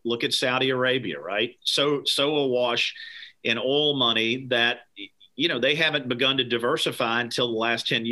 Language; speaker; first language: English; native; English